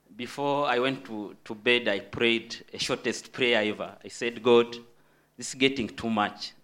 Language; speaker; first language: English; non-native, fluent; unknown